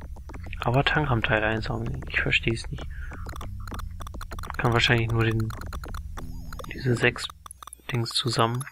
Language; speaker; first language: German; native; German